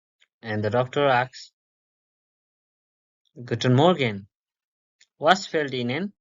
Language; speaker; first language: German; non-native, learner; English